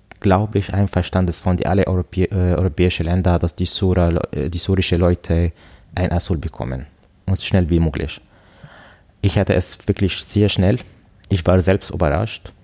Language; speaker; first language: German; non-native, learner; Arabic